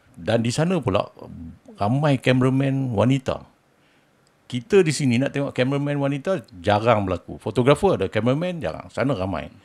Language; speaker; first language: Malay; native; Malay